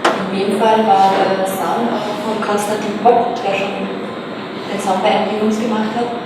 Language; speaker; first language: German; native; German